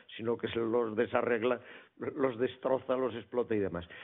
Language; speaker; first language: Spanish; native; Spanish